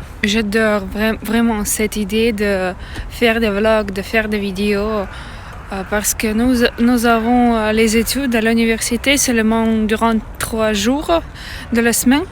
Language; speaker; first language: French; non-native, learner; Russian